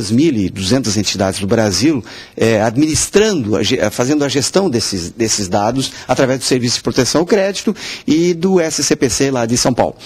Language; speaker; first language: Portuguese; native; Portuguese